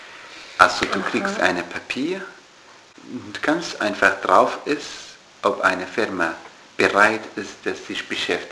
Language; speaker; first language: German; non-native, learner; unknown